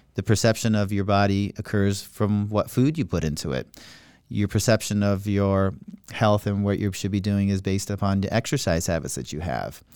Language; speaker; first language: English; native; English